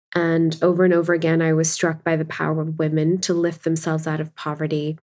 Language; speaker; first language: English; non-native, local second language; Urdu